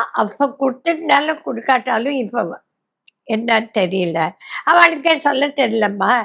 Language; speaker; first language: Tamil; native; Tamil